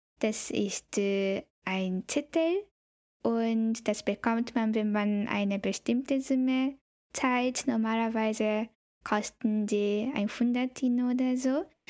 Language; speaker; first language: German; non-native, fluent; Japanese